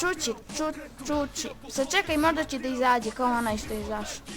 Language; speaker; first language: Croatian; native; Croatian